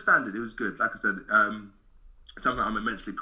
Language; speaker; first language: English; native; English